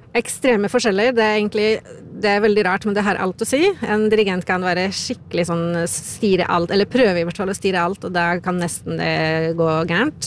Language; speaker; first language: Norwegian; non-native, fluent; Polish